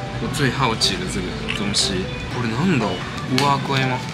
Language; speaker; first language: Chinese; early bilingual, heritage; Japanese